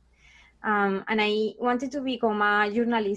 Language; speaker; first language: English; non-native, fluent; Spanish